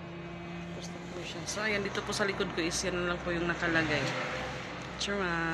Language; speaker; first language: Filipino; native; Filipino